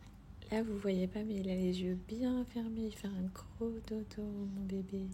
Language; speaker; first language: French; native; French